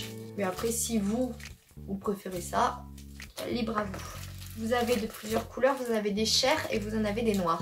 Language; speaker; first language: French; native; French